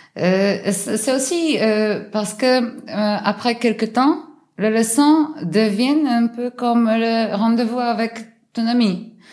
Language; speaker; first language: French; non-native, learner; Polish